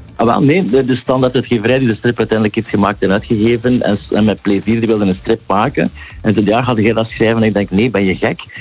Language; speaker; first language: Dutch; native; Dutch